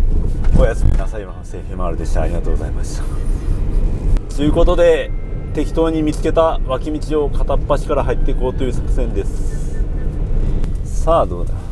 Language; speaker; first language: Japanese; native; Japanese